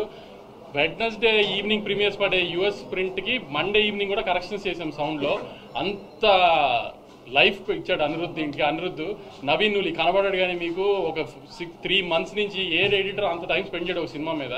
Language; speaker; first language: Telugu; native; Telugu